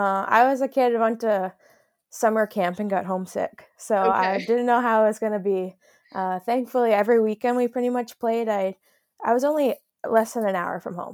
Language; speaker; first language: English; native; English